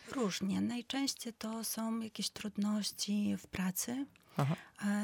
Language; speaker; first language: Polish; non-native, fluent; Ukrainian